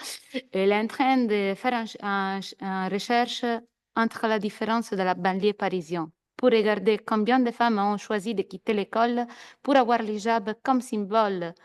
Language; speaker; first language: French; non-native, fluent; Italian